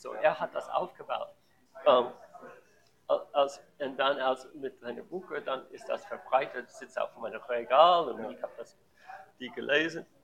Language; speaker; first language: German; non-native, learner; English